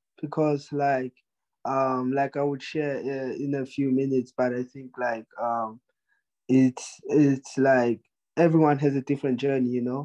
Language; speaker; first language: English; non-native, local second language; Zulu